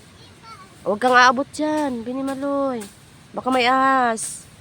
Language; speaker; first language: Filipino; non-native, local second language; Cebuano